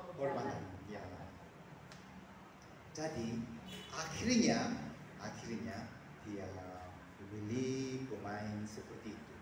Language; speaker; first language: Indonesian; non-native, fluent; Korean